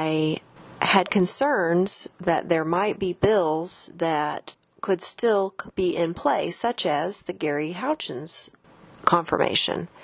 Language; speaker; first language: English; native; English